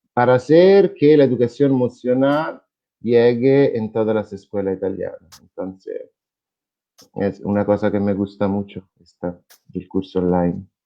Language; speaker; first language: Spanish; non-native, fluent; Italian